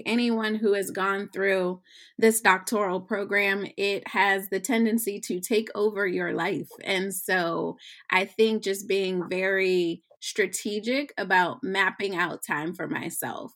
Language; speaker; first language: English; native; English